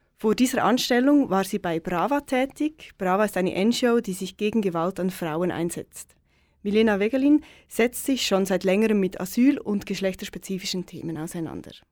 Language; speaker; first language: German; native; German